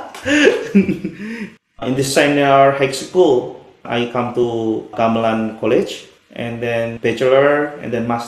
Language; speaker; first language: English; non-native, learner; Indonesian